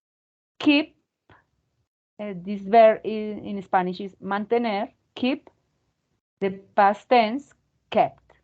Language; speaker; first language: English; non-native, learner; Spanish